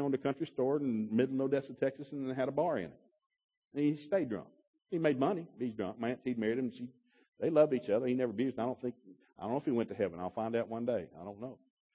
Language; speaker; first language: English; native; English